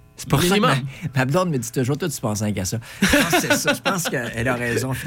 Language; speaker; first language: French; native; French